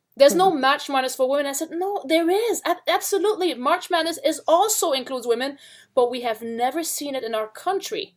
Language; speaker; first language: English; native; English